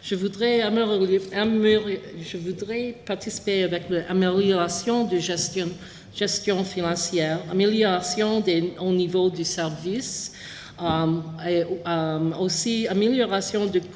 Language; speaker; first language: French; non-native, local second language; English